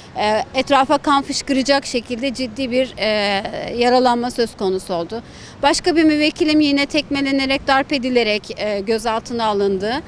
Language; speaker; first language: Turkish; native; Turkish